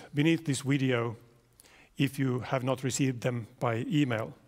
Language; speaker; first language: English; non-native, fluent; Finnish